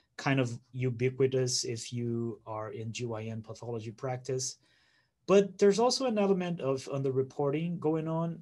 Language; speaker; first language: English; non-native, fluent; Portuguese